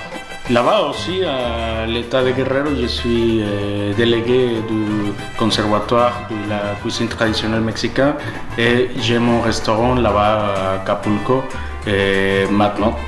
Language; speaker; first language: French; non-native, learner; Spanish